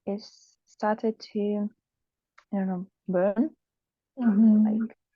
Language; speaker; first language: English; non-native, learner; Russian